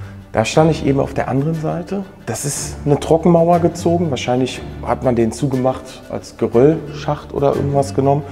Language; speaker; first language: German; native; German